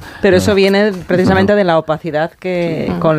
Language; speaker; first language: Spanish; native; Spanish